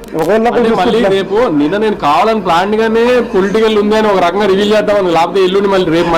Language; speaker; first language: Telugu; native; Telugu